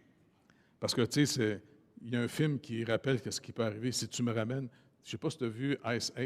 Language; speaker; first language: French; native; French